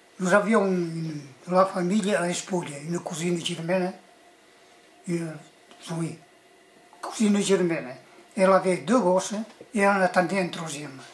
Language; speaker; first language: French; early bilingual, other home language; Catalan